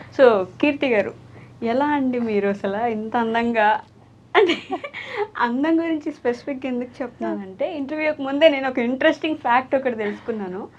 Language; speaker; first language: Telugu; native; Telugu